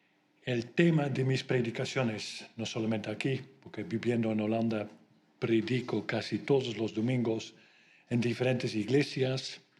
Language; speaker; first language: Spanish; non-native, fluent; Dutch